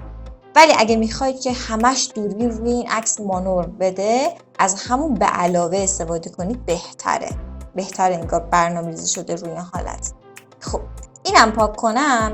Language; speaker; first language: Persian; native; Persian